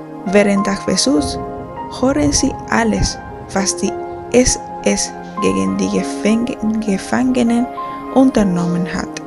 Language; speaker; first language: German; non-native, fluent; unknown